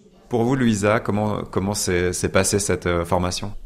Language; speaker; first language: French; native; French